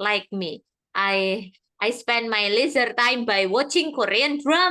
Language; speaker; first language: English; non-native, fluent; Indonesian